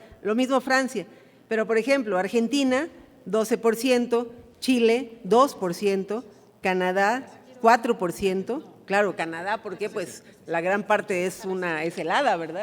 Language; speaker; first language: Spanish; native; Spanish